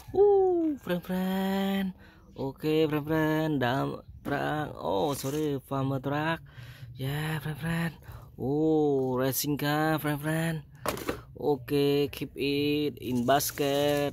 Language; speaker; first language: English; non-native, learner; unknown